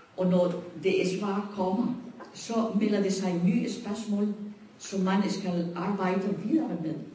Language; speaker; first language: Danish; non-native, fluent; Spanish